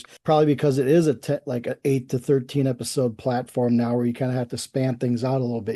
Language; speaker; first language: English; native; English